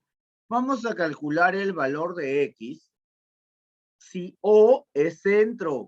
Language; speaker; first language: Spanish; native; Spanish